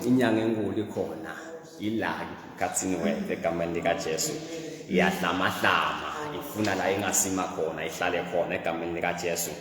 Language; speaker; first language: Zulu; non-native, local second language; Swati